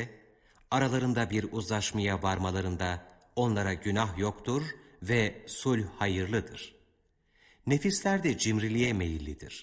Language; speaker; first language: Turkish; native; Turkish